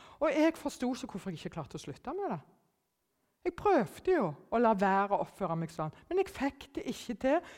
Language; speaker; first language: Norwegian; early bilingual, other home language; German